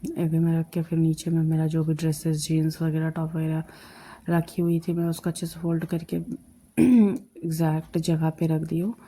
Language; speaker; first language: Hindi; non-native, local second language; Bangla